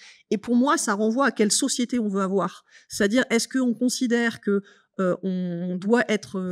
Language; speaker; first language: French; native; French